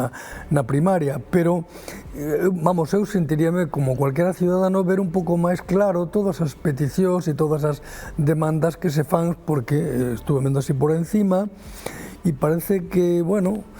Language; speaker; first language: Galician; native; Galician